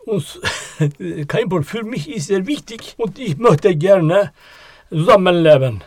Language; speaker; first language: German; non-native, learner; Turkish